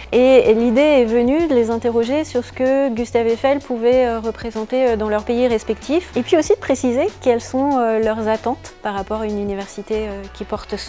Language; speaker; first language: French; native; French